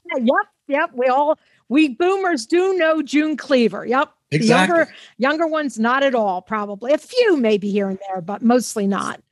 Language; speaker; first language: English; native; English